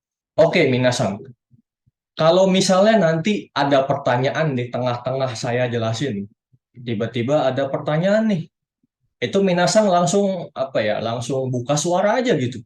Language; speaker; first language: Indonesian; native; Indonesian